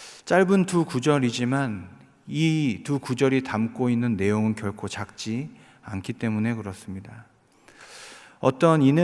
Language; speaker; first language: Korean; native; Korean